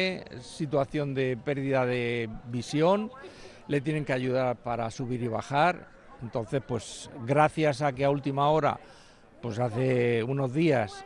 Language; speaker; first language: Spanish; native; Spanish